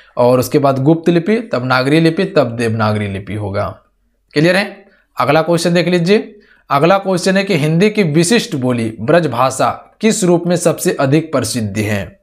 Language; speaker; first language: Hindi; native; Hindi